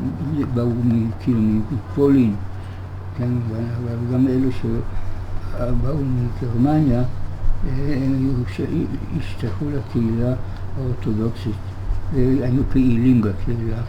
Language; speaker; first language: Hebrew; early bilingual, other home language; German